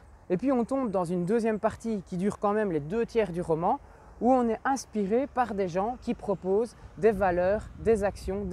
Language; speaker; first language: French; native; French